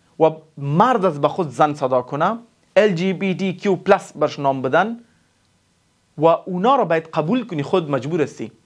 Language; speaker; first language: Persian; non-native, local second language; Pashto